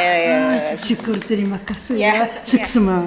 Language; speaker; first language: Indonesian; non-native, fluent; Japanese